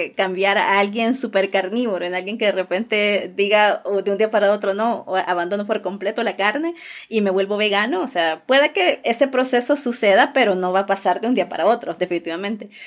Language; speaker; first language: Spanish; native; Spanish